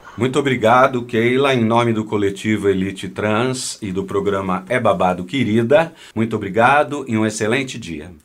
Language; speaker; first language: Portuguese; native; Portuguese